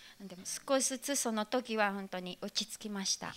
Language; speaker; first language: Japanese; non-native, fluent; Filipino